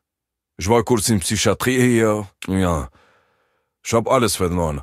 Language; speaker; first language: German; non-native, learner; French